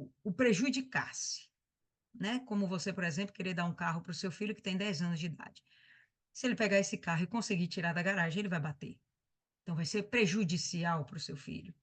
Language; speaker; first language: Portuguese; native; Portuguese